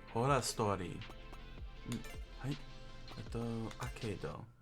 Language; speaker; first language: Japanese; non-native, learner; English